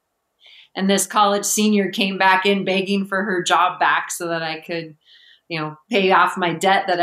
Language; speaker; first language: English; native; English